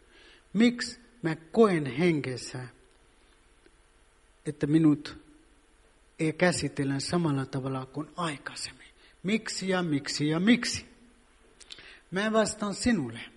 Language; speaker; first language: Finnish; non-native, fluent; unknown